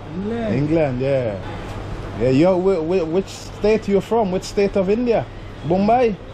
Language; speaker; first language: English; native; English